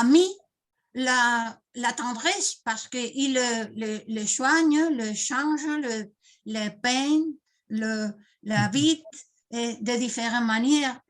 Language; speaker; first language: French; non-native, fluent; Spanish